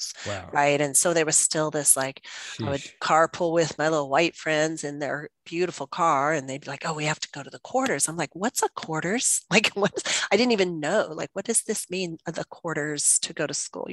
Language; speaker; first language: English; native; English